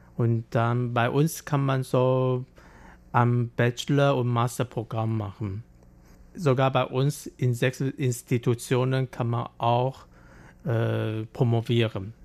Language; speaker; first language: German; non-native, fluent; Chinese